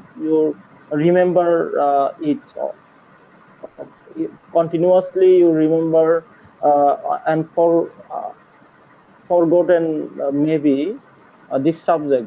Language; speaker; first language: English; non-native, learner; Bangla